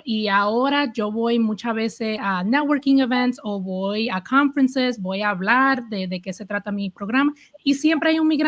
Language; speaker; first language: Spanish; early bilingual, heritage; Spanish